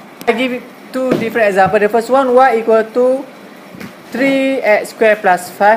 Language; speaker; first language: English; non-native, local second language; Malay